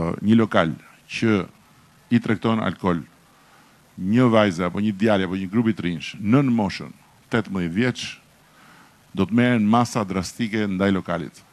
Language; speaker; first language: Albanian; native; Albanian